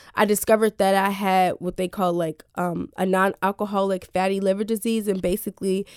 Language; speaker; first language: English; native; English